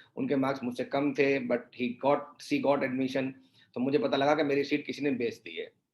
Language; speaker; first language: Hindi; native; Hindi